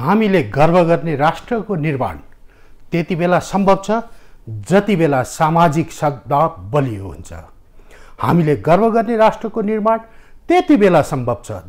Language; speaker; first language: Nepali; native; Nepali